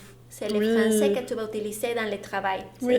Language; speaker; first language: French; non-native, learner; Spanish